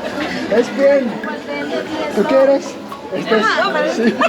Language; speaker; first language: Spanish; non-native, learner; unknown